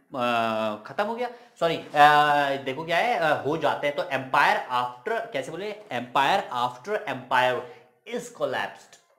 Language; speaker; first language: Hindi; native; Hindi